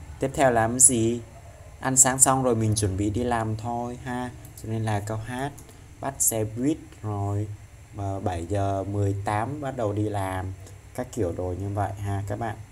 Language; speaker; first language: Vietnamese; non-native, local second language; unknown